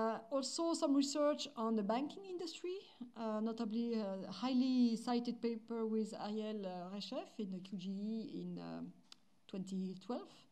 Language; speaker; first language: English; non-native, fluent; French